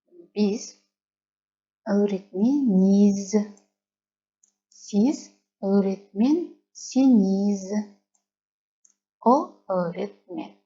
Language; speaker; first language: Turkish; non-native, fluent; Kazakh